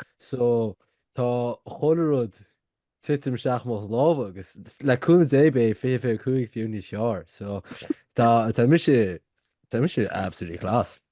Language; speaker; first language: Irish; native; Irish